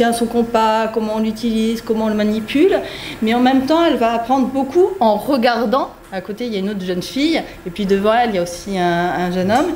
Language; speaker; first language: French; native; French